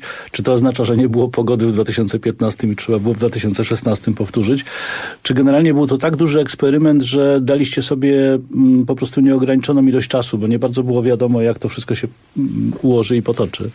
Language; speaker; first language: Polish; native; Polish